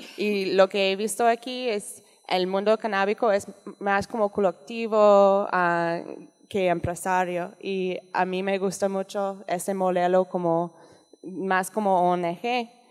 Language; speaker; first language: Spanish; non-native, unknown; English